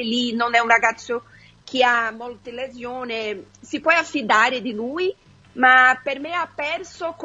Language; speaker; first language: Italian; non-native, fluent; Portuguese